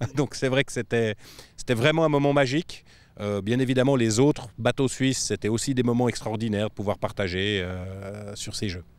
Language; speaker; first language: French; native; French